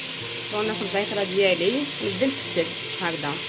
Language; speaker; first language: Arabic; native; Arabic